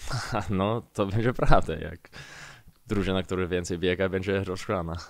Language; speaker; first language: Polish; early bilingual, heritage; English